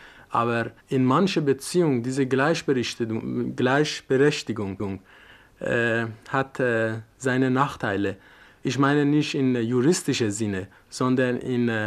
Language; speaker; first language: German; non-native, learner; Persian